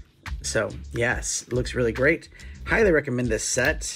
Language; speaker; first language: English; native; English